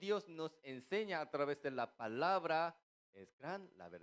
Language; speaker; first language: Spanish; non-native, fluent; Korean